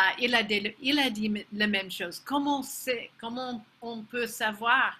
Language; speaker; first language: French; non-native, fluent; English